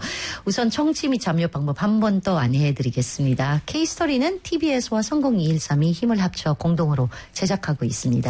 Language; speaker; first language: Korean; native; Korean